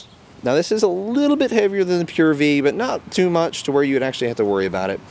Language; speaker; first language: English; native; English